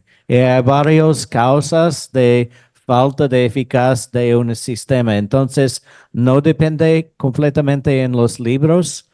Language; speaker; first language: Spanish; non-native, fluent; English